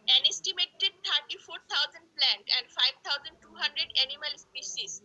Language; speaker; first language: English; non-native, local second language; Bangla